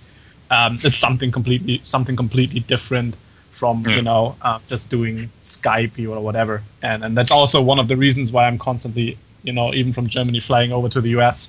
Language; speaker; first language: English; non-native, fluent; German